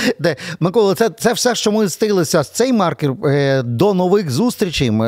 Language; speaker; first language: Ukrainian; native; Ukrainian